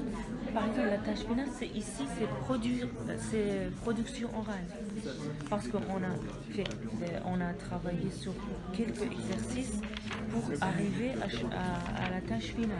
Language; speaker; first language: French; non-native, learner; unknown